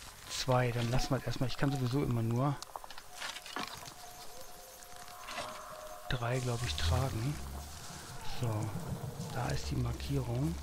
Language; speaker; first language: German; native; German